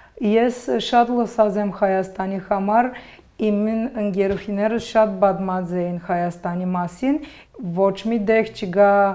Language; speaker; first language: Armenian; early bilingual, heritage; Armenian